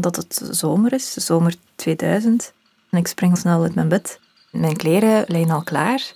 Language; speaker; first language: Dutch; early bilingual, other home language; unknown